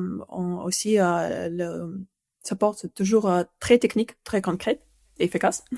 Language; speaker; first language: French; non-native, fluent; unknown